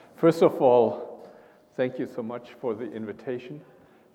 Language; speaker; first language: English; non-native, fluent; German